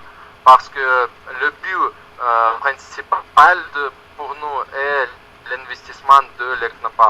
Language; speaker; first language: French; non-native, learner; Russian